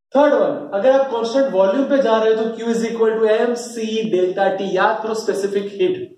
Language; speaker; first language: Hindi; non-native, local second language; Gujarati